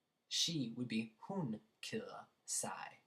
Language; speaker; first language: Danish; non-native, fluent; English